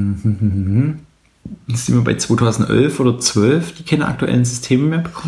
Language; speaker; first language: German; native; German